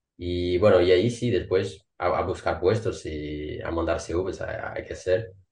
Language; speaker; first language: Spanish; non-native, fluent; Portuguese